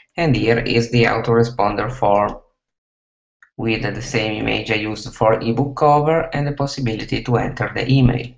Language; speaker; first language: English; non-native, fluent; Italian